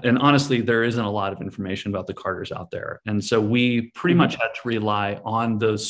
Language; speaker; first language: English; native; English